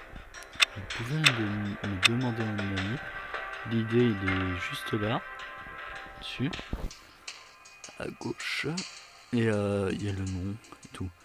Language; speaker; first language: French; native; French